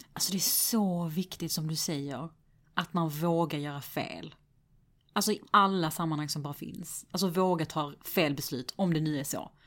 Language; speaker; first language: Swedish; native; Swedish